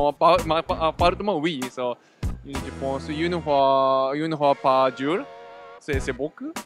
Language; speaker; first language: French; non-native, learner; Japanese